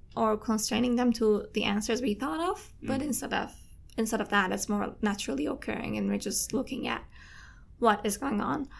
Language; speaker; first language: English; non-native, fluent; Turkish